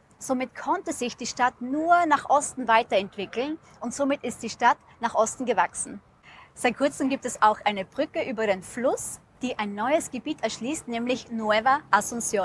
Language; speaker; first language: German; native; German